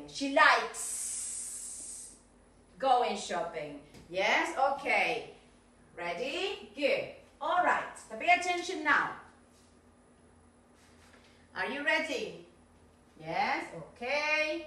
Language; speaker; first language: English; non-native, fluent; Spanish